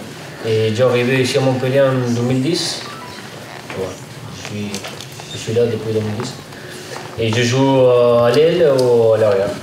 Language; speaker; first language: French; non-native, learner; Spanish